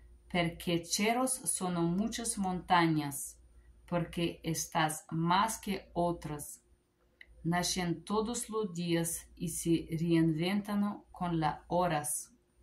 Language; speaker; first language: Spanish; non-native, learner; Macedonian